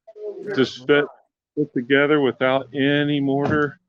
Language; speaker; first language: English; native; English